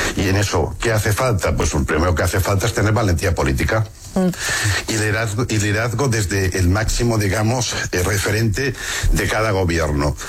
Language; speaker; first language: Spanish; non-native, local second language; Catalan